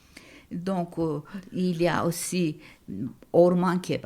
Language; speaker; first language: French; non-native, fluent; Turkish